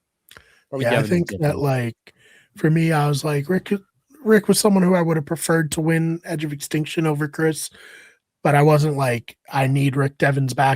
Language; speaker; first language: English; native; English